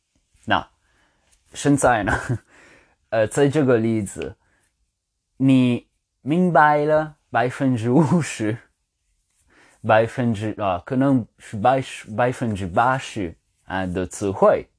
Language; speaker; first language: Chinese; non-native, learner; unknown